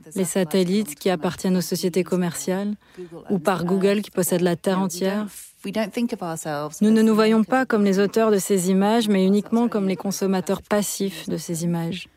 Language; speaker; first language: French; early bilingual, other home language; Arabic